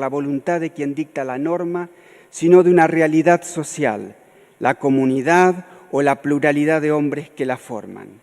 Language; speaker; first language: Spanish; native; Spanish